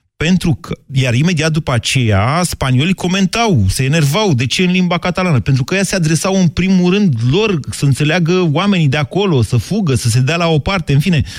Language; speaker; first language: Romanian; native; Romanian